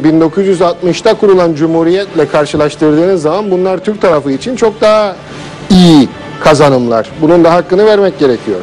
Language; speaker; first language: Turkish; native; Turkish